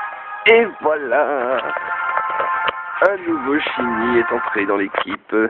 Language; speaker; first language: French; native; French